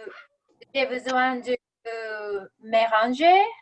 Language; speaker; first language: French; non-native, learner; English